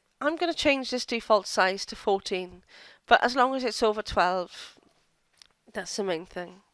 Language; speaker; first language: English; native; English